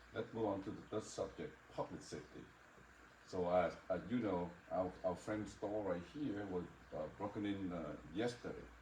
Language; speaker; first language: English; non-native, fluent; Vietnamese